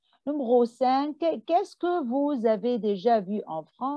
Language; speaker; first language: French; non-native, fluent; Arabic